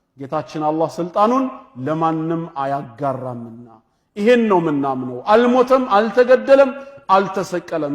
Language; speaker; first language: Amharic; non-native, local second language; Oromo